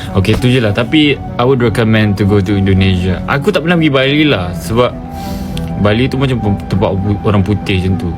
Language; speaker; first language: Malay; native; Malay